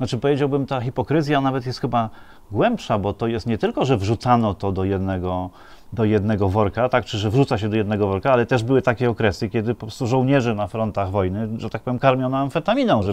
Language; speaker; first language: Polish; native; Polish